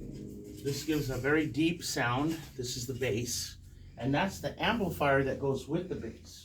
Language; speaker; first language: English; native; English